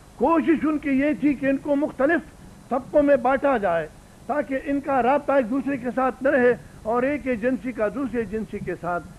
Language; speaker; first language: Urdu; non-native, local second language; Pashto